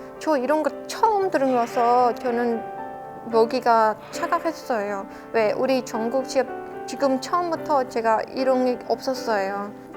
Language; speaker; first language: Korean; non-native, learner; Khmer